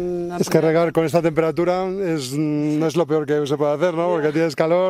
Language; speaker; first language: Spanish; native; Spanish